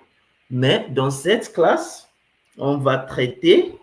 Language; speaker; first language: French; non-native, fluent; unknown